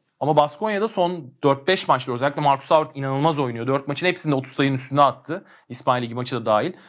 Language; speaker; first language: Turkish; native; Turkish